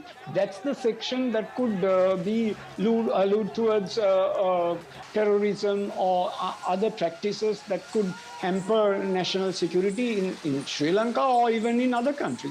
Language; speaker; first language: English; non-native, local second language; Sinhala